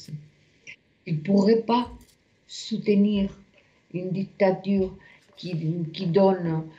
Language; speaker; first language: French; non-native, fluent; Spanish